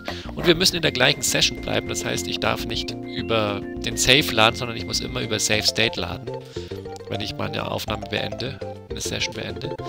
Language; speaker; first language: German; native; German